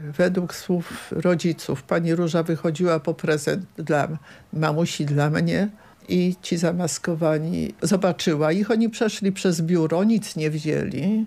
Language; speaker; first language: Polish; native; Polish